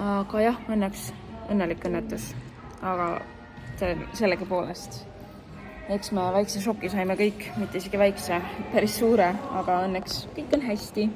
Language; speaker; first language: Estonian; native; Estonian